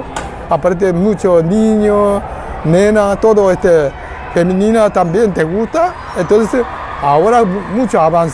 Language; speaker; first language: Spanish; non-native, learner; Korean